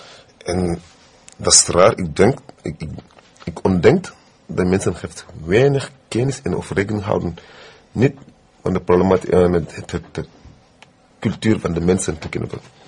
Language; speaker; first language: Dutch; non-native, fluent; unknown